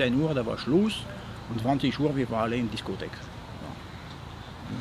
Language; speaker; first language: German; non-native, fluent; French